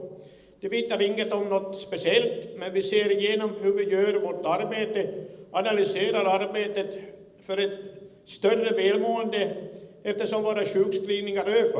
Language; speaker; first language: Swedish; native; Swedish